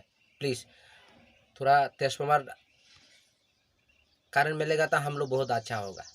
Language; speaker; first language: Hindi; non-native, local second language; Kok Borok